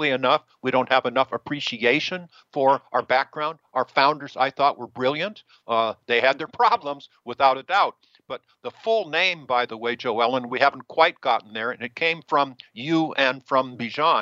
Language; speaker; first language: English; native; English